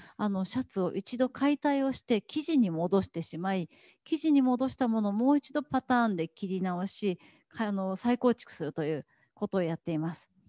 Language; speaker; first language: Japanese; native; Japanese